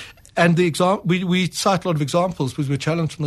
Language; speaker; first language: English; native; English